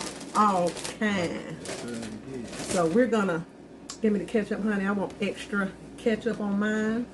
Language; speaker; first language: English; native; English